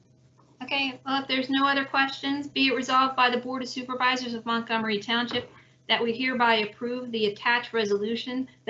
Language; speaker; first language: English; native; English